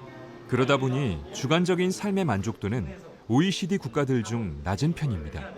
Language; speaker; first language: Korean; native; Korean